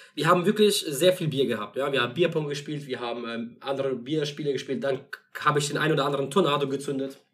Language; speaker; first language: German; non-native, fluent; Russian